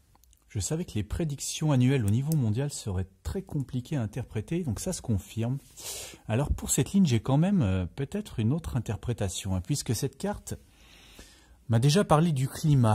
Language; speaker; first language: French; native; French